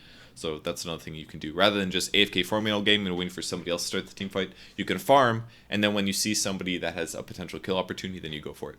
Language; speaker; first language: English; native; English